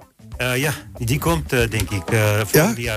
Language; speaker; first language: Dutch; non-native, fluent; Bulgarian